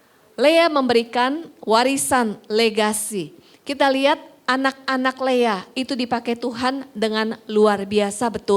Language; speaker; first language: Indonesian; native; Indonesian